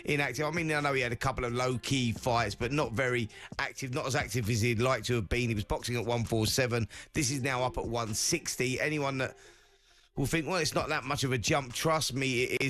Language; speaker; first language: English; native; English